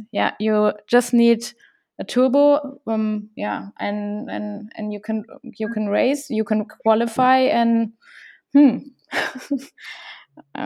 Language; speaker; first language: English; non-native, fluent; German